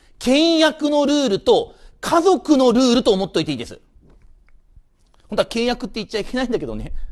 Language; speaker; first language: Japanese; native; Japanese